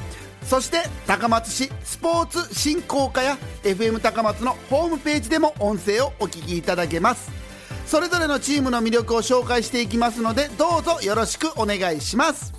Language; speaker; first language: Japanese; native; Japanese